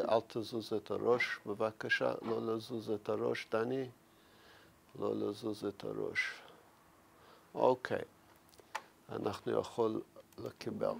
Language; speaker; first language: Hebrew; non-native, fluent; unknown